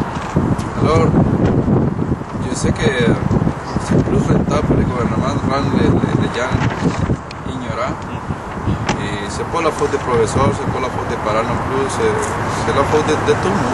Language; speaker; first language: French; non-native, learner; Spanish